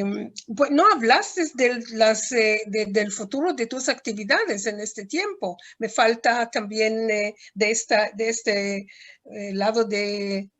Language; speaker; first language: Spanish; non-native, fluent; Hebrew